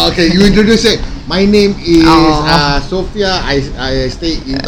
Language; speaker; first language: English; non-native, local second language; Malay